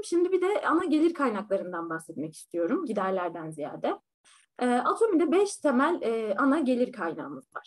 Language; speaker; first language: Turkish; native; Turkish